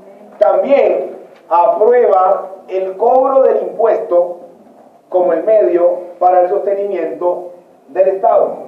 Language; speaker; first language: Spanish; native; Spanish